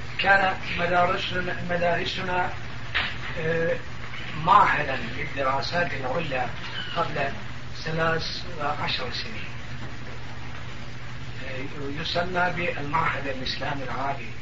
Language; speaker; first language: Arabic; non-native, fluent; Turkish